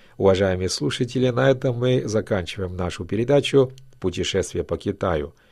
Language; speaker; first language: Russian; non-native, fluent; Chinese